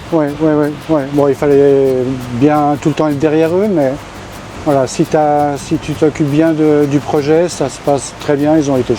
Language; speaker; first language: French; native; French